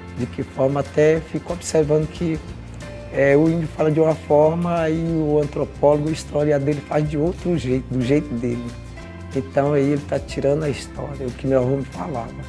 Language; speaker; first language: Portuguese; non-native, local second language; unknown